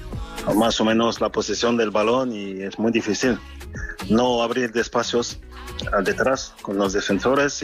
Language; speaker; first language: Spanish; non-native, fluent; French